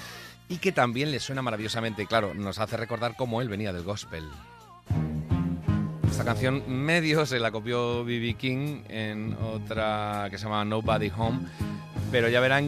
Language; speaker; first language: Spanish; native; Spanish